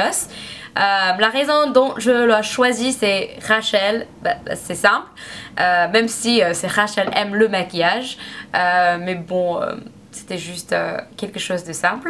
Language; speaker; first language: French; non-native, learner; English